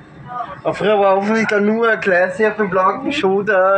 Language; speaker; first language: German; native; German